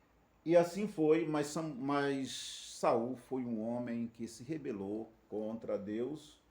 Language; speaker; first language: Portuguese; native; Portuguese